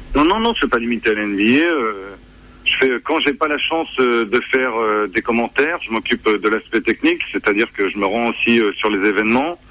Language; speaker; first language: French; native; French